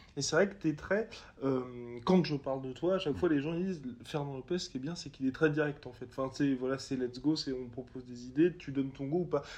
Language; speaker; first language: French; native; French